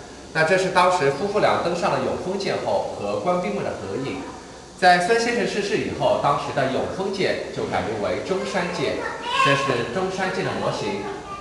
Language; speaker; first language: Chinese; native; Chinese